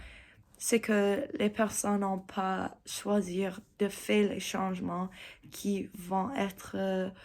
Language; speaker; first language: French; non-native, learner; English